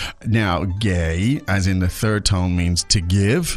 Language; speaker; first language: English; native; English